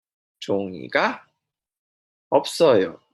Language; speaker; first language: Korean; non-native, fluent; Indonesian